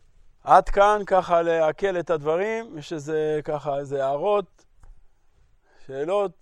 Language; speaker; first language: Hebrew; native; Hebrew